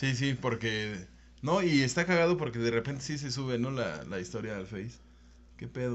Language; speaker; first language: Spanish; native; Spanish